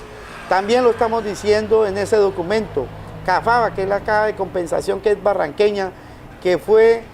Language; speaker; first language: Spanish; native; Spanish